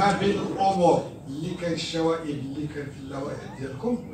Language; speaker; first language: Arabic; native; Arabic